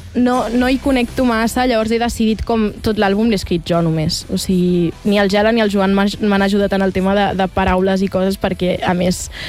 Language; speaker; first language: Catalan; native; Catalan